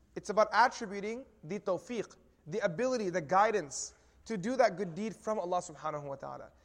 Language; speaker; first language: English; native; English